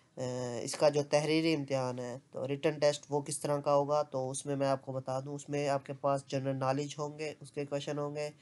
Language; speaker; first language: Urdu; non-native, local second language; Punjabi